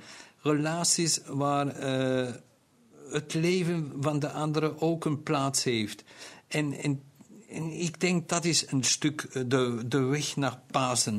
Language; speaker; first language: Dutch; non-native, local second language; German